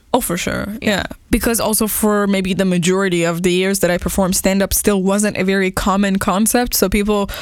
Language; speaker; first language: English; non-native, fluent; Persian